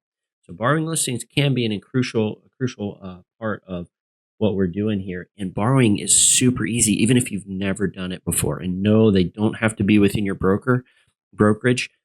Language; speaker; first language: English; native; English